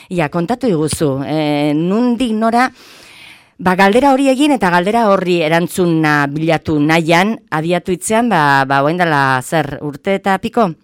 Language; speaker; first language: Basque; native; Basque